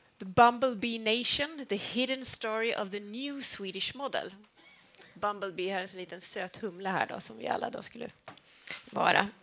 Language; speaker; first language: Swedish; native; Swedish